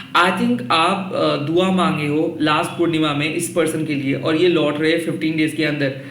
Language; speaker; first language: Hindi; non-native, local second language; Bangla